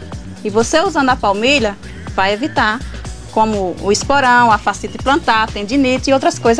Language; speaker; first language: Portuguese; native; Portuguese